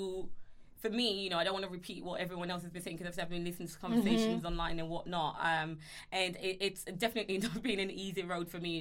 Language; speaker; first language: English; non-native, local second language; Yoruba